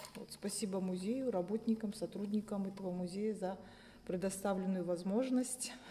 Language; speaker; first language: Russian; non-native, local second language; Kazakh